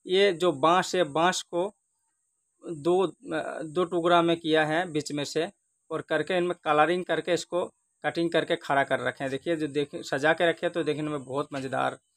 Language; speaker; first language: Hindi; non-native, local second language; Bangla